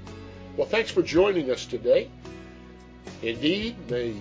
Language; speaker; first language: English; native; English